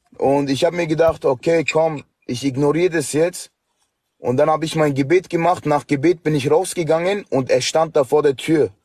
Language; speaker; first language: German; early bilingual, other home language; Turkish